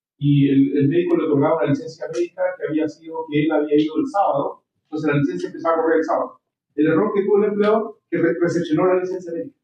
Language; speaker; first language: Spanish; native; Spanish